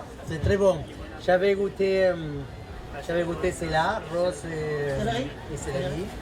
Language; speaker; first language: French; non-native, fluent; Spanish